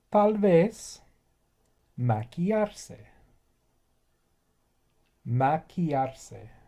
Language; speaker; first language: Spanish; non-native, fluent; English